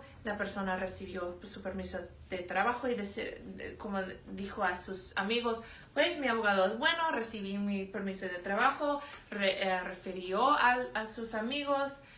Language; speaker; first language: Spanish; non-native, fluent; English